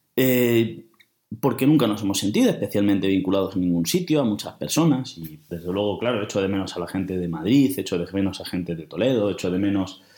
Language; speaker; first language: Spanish; native; Spanish